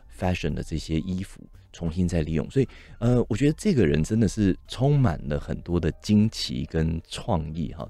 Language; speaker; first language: Chinese; native; Chinese